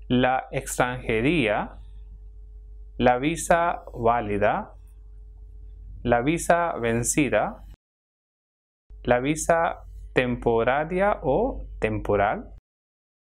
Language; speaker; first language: Spanish; non-native, fluent; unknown